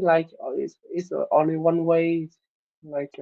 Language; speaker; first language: English; non-native, learner; Vietnamese